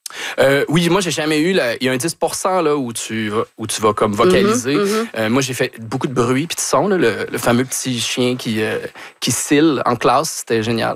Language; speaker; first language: French; native; French